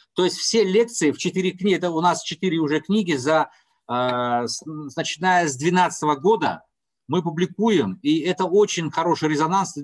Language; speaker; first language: Russian; non-native, local second language; Tajik